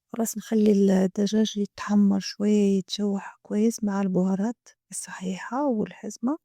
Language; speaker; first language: Arabic; native; Arabic